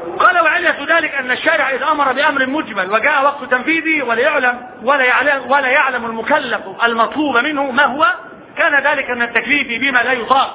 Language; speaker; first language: Arabic; native; Arabic